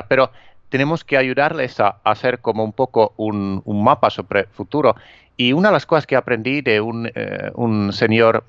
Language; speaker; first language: Spanish; non-native, fluent; Finnish